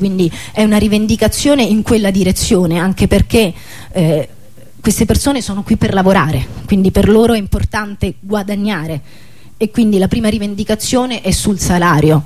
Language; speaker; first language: Italian; native; Italian